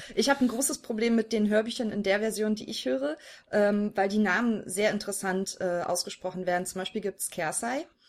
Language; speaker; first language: German; native; German